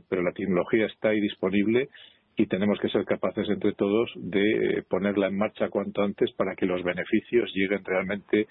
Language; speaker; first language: Spanish; native; Spanish